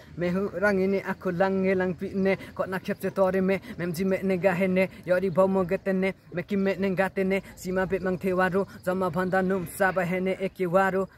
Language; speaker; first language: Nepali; non-native, local second language; Limbu